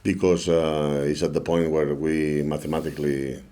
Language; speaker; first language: English; non-native, fluent; Spanish